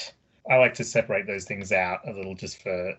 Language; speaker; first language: English; native; English